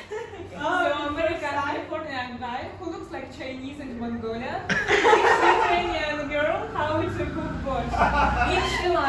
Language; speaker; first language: English; non-native, fluent; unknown